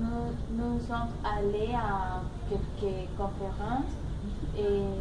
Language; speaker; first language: French; non-native, learner; Spanish